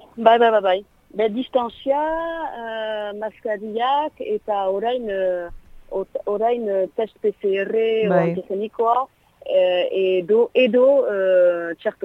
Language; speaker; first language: Basque; non-native, local second language; French